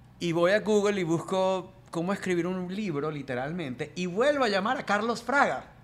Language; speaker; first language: Spanish; native; Spanish